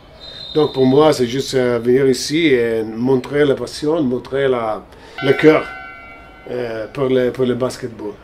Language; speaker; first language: French; non-native, learner; Italian